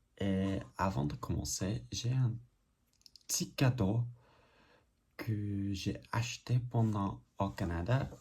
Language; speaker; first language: French; non-native, learner; English